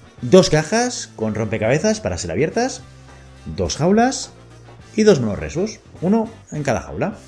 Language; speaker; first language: Spanish; native; Spanish